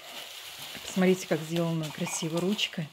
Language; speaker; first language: Russian; native; Russian